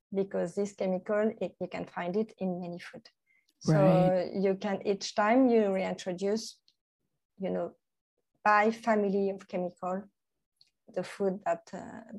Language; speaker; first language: English; non-native, fluent; French